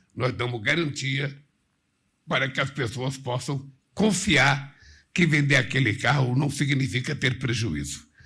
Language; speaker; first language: Portuguese; native; Portuguese